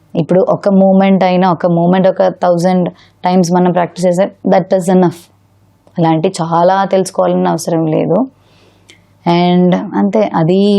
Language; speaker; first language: Telugu; non-native, learner; Malayalam